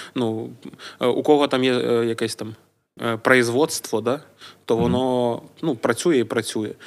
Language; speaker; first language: Ukrainian; native; Ukrainian